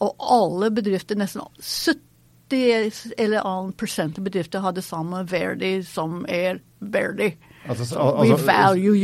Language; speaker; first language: Norwegian; non-native, fluent; English